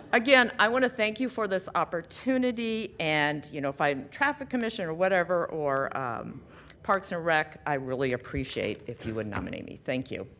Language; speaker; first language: English; native; English